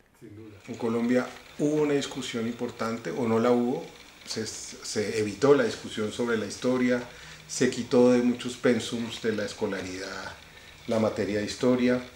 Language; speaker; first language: Spanish; native; Spanish